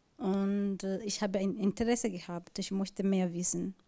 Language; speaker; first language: German; non-native, learner; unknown